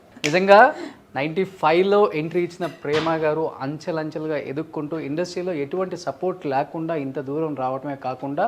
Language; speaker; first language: Telugu; native; Telugu